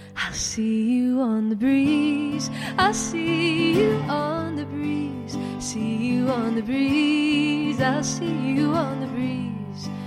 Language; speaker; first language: English; native; English